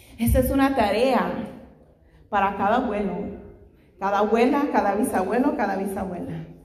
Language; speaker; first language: Spanish; non-native, fluent; English